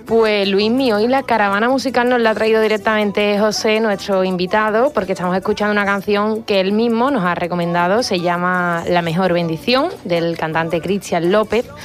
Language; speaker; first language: Spanish; native; Spanish